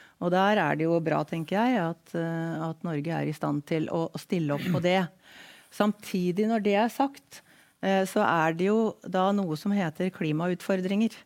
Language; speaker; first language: Norwegian; native; Norwegian